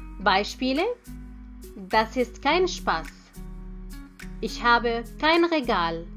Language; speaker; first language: German; non-native, fluent; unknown